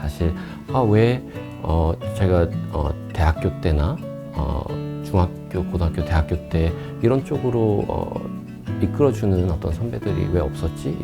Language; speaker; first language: Korean; native; Korean